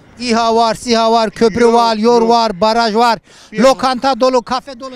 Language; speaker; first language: Turkish; native; Turkish